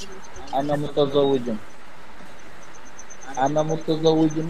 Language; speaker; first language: Arabic; non-native, learner; Bangla